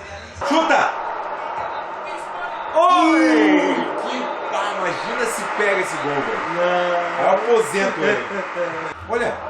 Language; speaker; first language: Portuguese; native; Portuguese